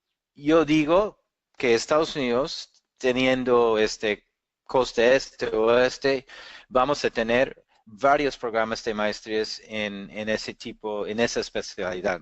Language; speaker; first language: Spanish; non-native, fluent; English